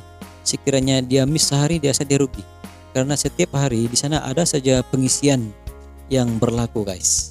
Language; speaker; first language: Malay; native; Malay